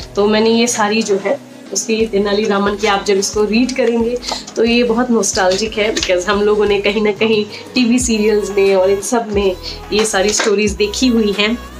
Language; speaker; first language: Hindi; native; Hindi